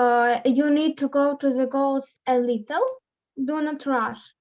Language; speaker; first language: English; non-native, learner; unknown